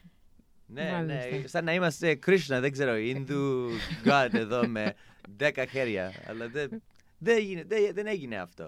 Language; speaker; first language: Greek; non-native, fluent; English